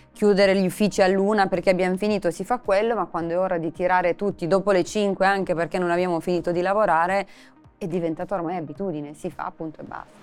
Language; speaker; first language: Italian; non-native, fluent; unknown